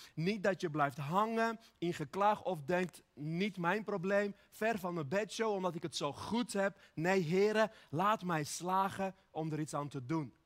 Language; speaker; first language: Dutch; early bilingual, other home language; Armenian